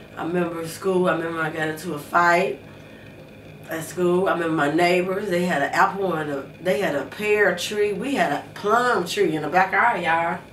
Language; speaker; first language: English; native; English